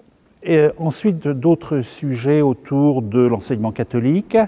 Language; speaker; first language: French; native; French